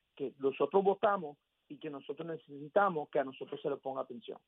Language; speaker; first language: Spanish; early bilingual, heritage; Spanish